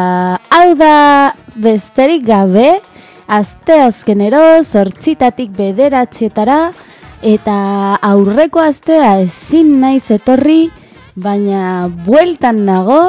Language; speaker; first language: Basque; non-native, learner; Spanish